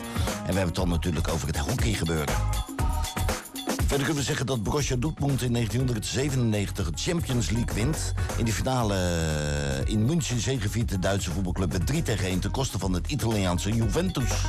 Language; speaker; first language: Dutch; native; Dutch